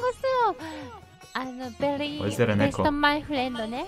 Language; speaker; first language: English; non-native, learner; Japanese